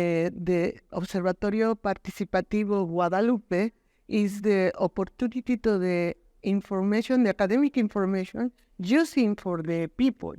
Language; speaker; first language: English; non-native, learner; Spanish